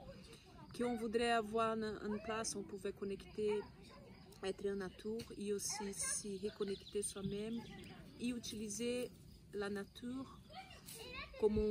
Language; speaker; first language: French; non-native, fluent; Portuguese